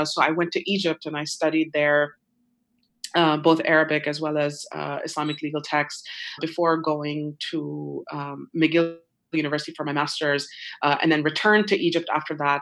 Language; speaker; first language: English; non-native, local second language; Urdu